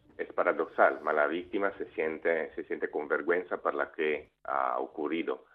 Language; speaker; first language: Spanish; non-native, learner; Italian